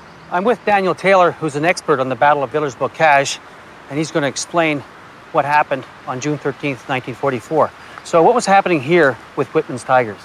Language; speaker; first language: English; native; English